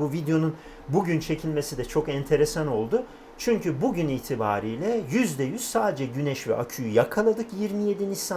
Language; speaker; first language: Turkish; native; Turkish